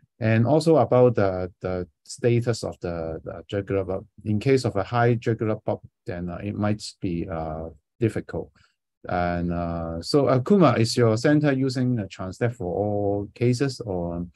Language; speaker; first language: English; non-native, fluent; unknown